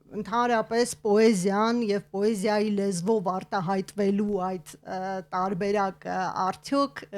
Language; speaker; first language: Armenian; native; Armenian